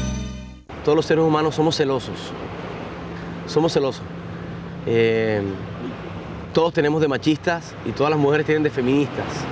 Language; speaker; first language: Spanish; native; Spanish